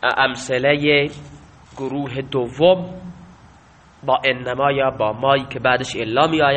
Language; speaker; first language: Persian; non-native, local second language; Baluchi